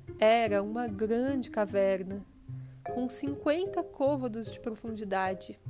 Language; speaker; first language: Portuguese; native; Portuguese